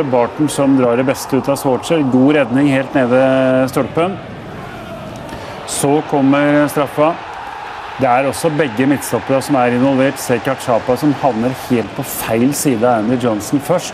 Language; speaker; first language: Norwegian; native; Norwegian